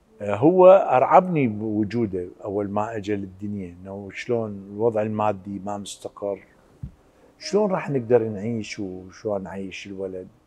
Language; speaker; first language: Arabic; native; Arabic